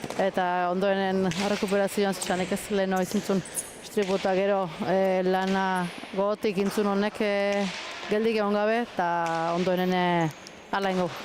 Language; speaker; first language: Basque; native; Basque